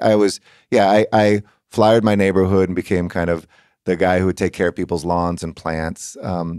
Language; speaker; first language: English; native; English